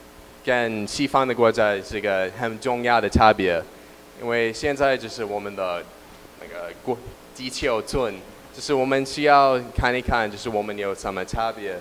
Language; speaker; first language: Chinese; non-native, learner; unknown